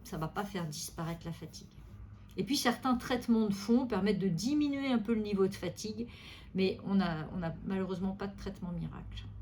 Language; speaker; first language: French; native; French